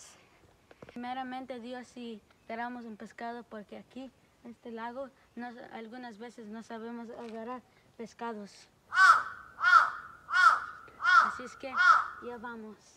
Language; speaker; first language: Spanish; early bilingual, heritage; Spanish